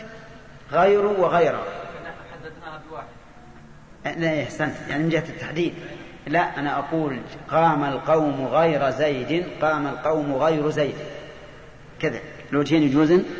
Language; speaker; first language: Arabic; native; Arabic